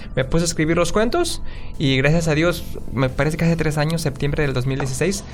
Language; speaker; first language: Spanish; native; Spanish